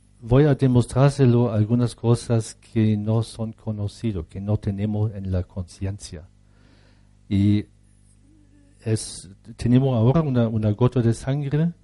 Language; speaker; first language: Spanish; non-native, fluent; German